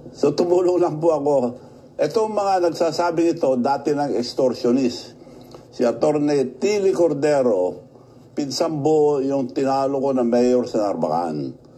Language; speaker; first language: Filipino; non-native, local second language; Iloko